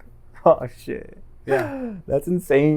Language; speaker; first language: English; native; English